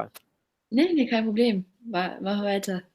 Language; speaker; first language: German; non-native, fluent; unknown